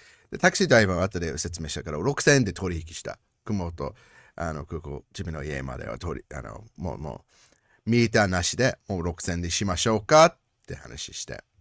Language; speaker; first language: Japanese; non-native, learner; English